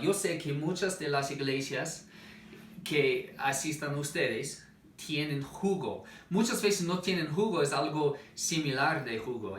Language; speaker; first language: Spanish; non-native, fluent; English